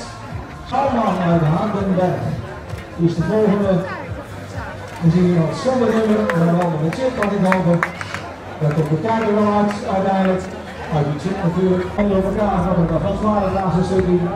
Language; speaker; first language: Dutch; native; Dutch